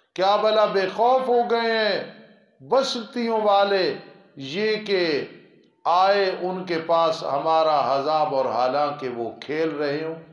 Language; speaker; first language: Urdu; non-native, local second language; Punjabi